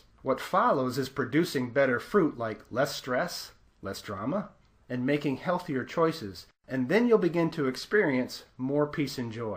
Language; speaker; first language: English; native; English